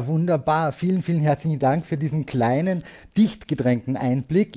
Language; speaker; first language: German; native; German